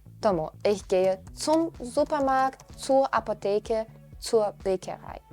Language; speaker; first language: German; non-native, fluent; Ukrainian